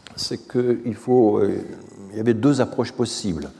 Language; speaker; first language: French; native; French